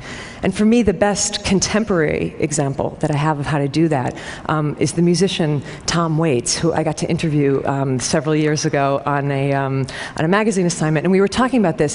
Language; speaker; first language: English; native; English